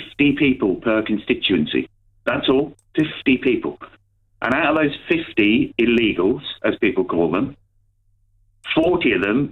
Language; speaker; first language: English; native; English